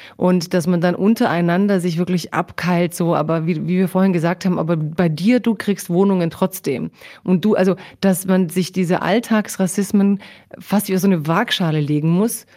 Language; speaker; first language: German; early bilingual, other home language; Croatian